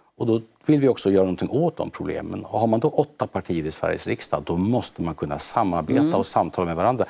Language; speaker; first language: Swedish; native; Swedish